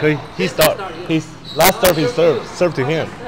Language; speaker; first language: English; non-native, learner; Chinese